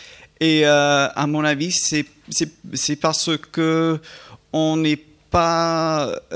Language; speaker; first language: French; non-native, fluent; English